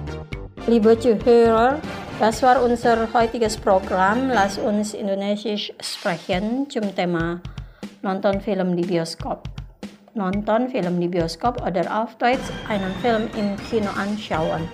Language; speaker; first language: German; non-native, fluent; Indonesian